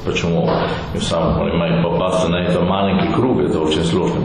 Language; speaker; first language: Russian; non-native, learner; Italian